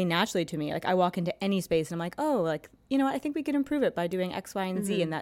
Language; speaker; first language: English; native; English